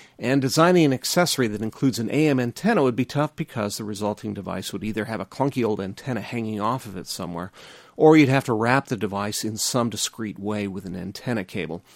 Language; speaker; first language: English; native; English